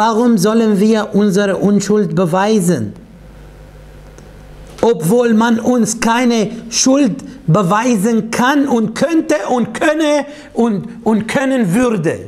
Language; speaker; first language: German; non-native, fluent; Arabic